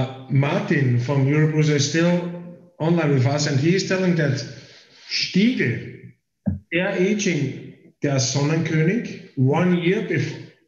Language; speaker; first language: English; non-native, fluent; German